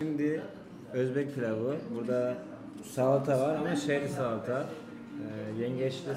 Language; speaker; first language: Turkish; native; Turkish